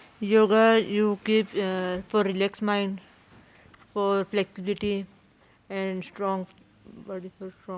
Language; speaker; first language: English; non-native, learner; Urdu